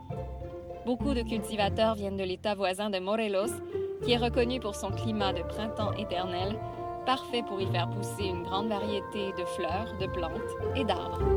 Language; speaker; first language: French; native; French